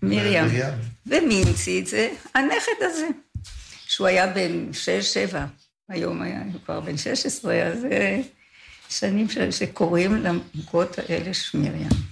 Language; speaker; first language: Hebrew; native; Hebrew